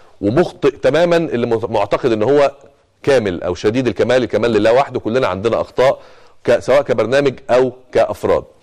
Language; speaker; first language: Arabic; native; Arabic